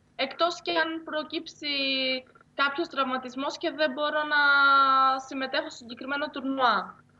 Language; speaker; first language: Greek; native; Greek